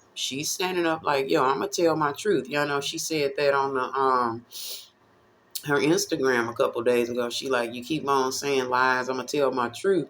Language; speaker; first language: English; native; English